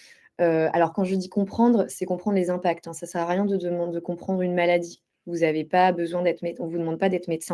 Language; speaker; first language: French; native; French